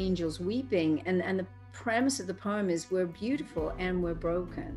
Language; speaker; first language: English; native; English